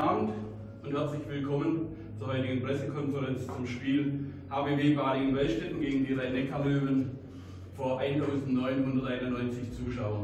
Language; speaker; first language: German; native; German